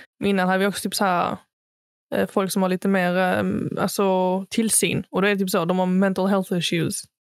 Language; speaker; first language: Swedish; native; Swedish